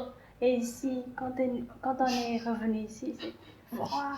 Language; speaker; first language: French; non-native, local second language; Malagasy